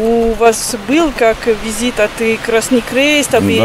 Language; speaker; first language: Russian; non-native, learner; French